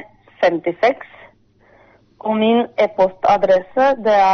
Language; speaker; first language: Norwegian; non-native, fluent; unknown